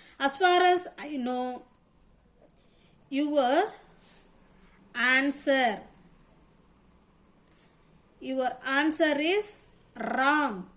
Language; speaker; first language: English; non-native, local second language; Tamil